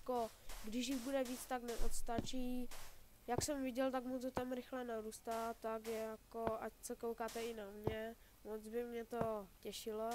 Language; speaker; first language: Czech; native; Czech